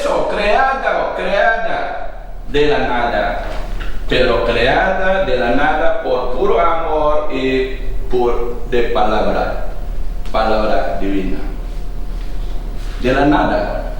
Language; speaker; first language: Spanish; non-native, fluent; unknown